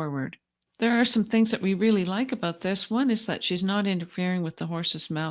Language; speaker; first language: English; native; English